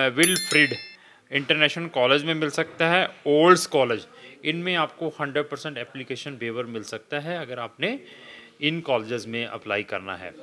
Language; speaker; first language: Hindi; non-native, local second language; Punjabi